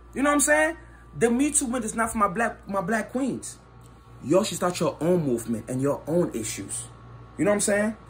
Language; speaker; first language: English; non-native, local second language; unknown